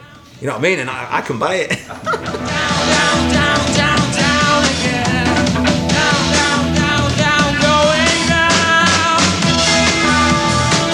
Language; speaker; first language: English; native; English